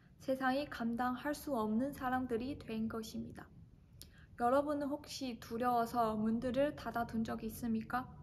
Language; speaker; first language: Korean; non-native, fluent; Chinese